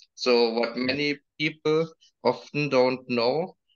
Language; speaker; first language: English; non-native, fluent; German